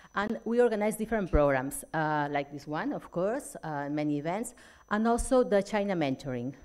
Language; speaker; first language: English; non-native, fluent; Catalan